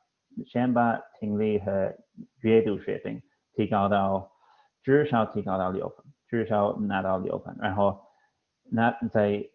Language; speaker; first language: Chinese; non-native, fluent; English